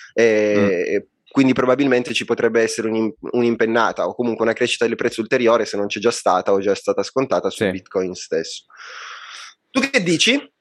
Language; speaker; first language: Italian; native; Italian